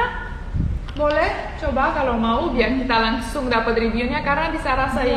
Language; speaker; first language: Indonesian; non-native, fluent; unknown